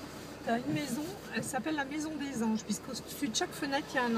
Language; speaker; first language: French; native; French